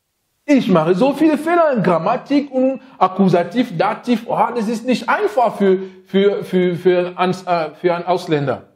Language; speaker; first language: German; non-native, fluent; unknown